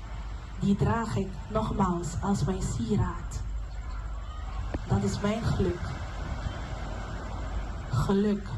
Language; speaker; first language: Dutch; non-native, local second language; Papiamento